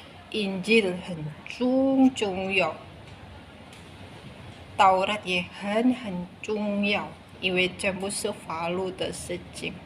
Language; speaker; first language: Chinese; early bilingual, heritage; Chinese